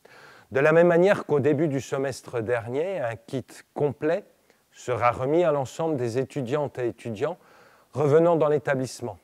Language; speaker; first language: French; native; French